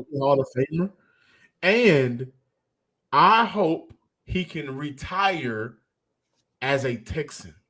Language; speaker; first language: English; native; English